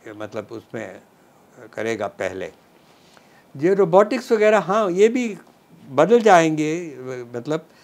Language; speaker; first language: Hindi; non-native, local second language; Punjabi